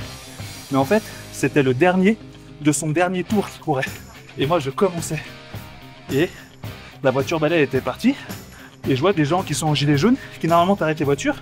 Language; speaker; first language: French; native; French